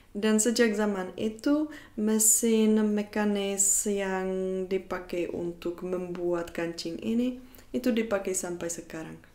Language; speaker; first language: Indonesian; non-native, fluent; Czech